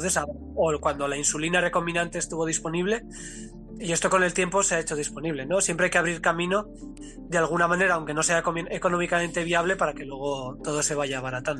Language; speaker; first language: Spanish; native; Spanish